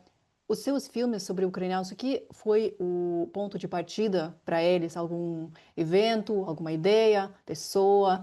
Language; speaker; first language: Portuguese; non-native, fluent; Ukrainian